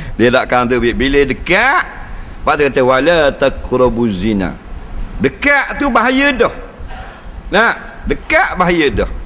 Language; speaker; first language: Malay; native; Malay